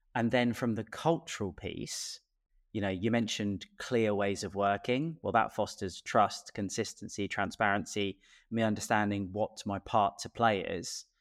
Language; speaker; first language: English; native; English